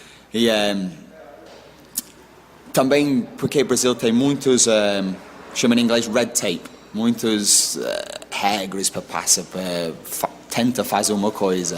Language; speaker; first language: Portuguese; non-native, learner; English